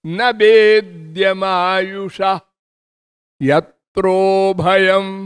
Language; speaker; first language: Hindi; native; Hindi